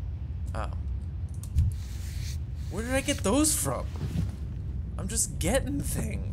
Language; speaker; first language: English; native; English